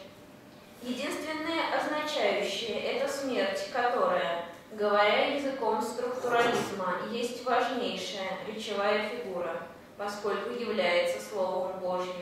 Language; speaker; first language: Russian; native; Russian